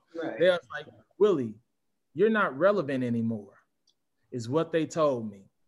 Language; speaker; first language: English; native; English